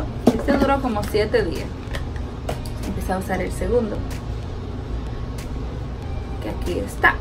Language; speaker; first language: Spanish; early bilingual, heritage; Spanish